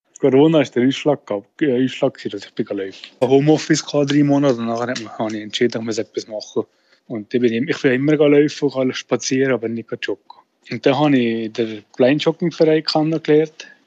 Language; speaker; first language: German; native; German